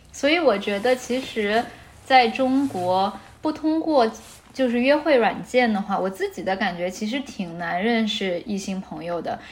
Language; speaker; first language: Chinese; native; Chinese